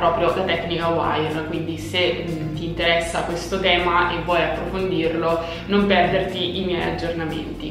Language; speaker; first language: Italian; native; Italian